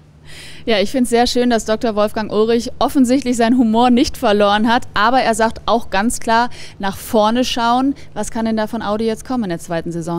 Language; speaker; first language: German; native; German